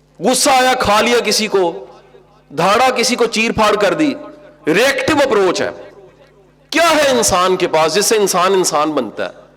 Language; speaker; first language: Urdu; non-native, local second language; Punjabi